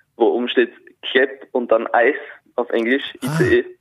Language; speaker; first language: German; native; German